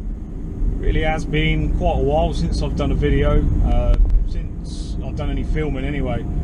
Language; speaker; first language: English; native; English